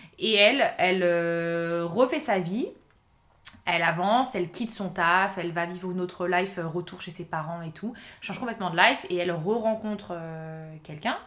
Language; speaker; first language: French; native; French